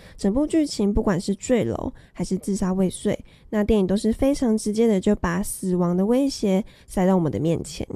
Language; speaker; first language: Chinese; native; Chinese